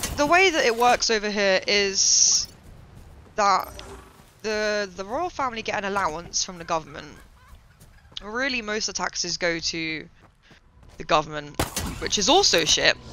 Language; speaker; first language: English; native; English